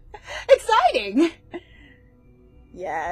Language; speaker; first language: English; native; English